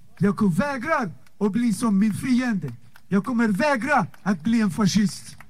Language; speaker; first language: Swedish; non-native, fluent; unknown